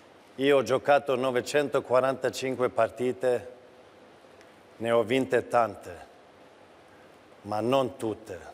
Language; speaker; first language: Italian; non-native, fluent; Swedish